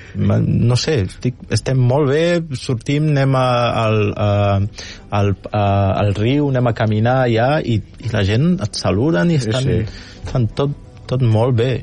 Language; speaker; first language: Catalan; non-native, fluent; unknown